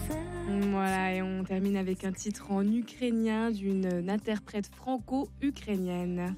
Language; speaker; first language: French; native; French